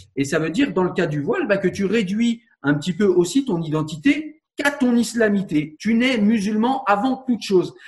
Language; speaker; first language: French; native; French